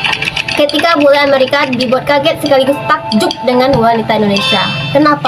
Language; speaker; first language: Indonesian; native; Indonesian